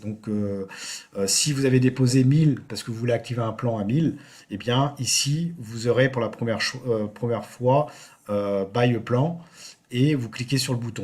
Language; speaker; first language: French; native; French